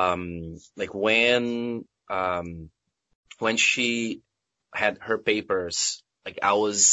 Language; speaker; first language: English; non-native, fluent; Portuguese